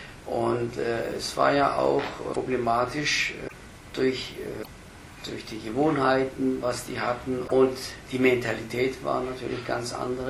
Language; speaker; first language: German; early bilingual, other home language; Turkish